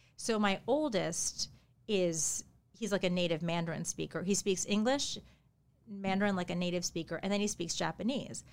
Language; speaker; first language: English; early bilingual, other home language; Japanese